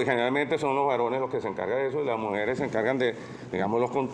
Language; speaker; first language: Spanish; native; Spanish